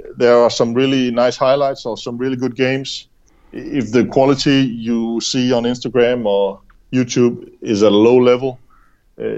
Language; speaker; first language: English; non-native, fluent; Danish